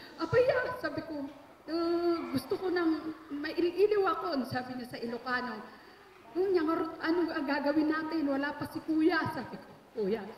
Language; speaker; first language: Filipino; non-native, local second language; Iloko